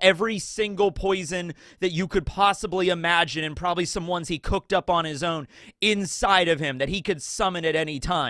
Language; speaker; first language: English; native; English